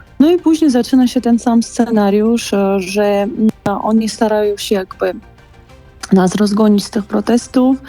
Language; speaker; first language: Polish; non-native, fluent; Georgian